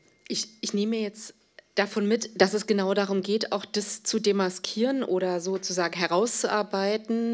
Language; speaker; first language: German; native; German